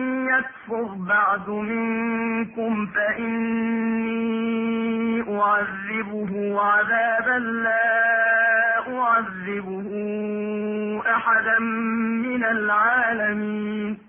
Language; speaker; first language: Arabic; native; Arabic